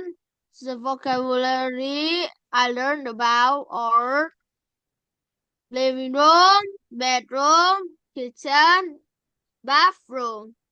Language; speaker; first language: English; non-native, learner; Vietnamese